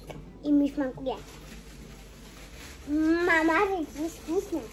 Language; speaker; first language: Polish; early bilingual, heritage; Polish